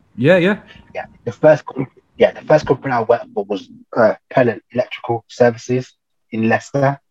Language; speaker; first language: English; native; English